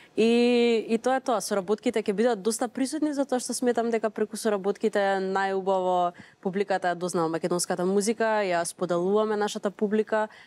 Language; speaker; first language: Macedonian; native; Macedonian